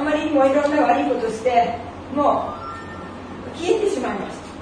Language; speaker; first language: Japanese; non-native, fluent; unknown